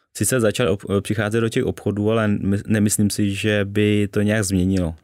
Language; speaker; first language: Czech; early bilingual, other home language; Vietnamese